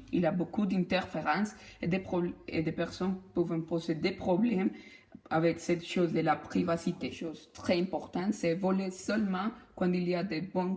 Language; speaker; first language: French; non-native, learner; Spanish